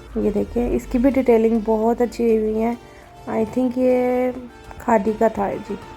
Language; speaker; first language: Urdu; native; Urdu